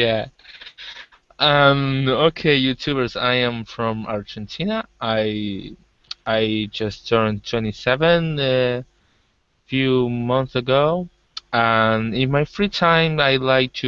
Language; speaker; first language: English; non-native, learner; Spanish